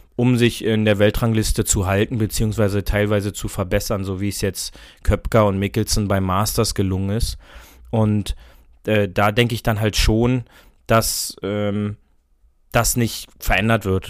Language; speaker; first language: German; native; German